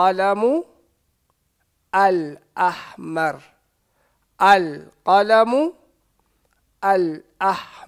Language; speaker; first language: Arabic; non-native, fluent; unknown